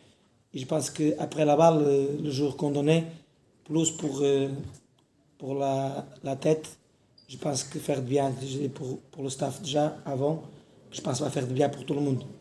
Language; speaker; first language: French; non-native, learner; Portuguese